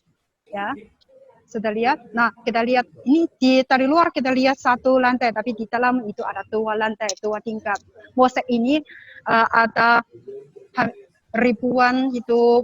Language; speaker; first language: Indonesian; non-native, learner; Chinese